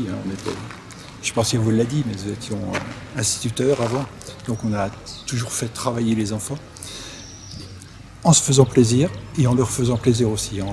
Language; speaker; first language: French; native; French